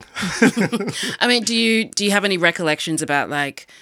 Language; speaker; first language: English; native; English